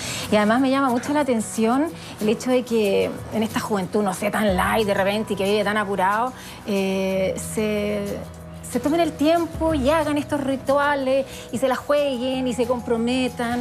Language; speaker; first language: Spanish; native; Spanish